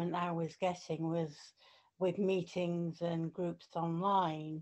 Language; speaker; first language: English; native; English